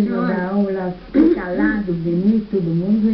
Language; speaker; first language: Portuguese; non-native, learner; German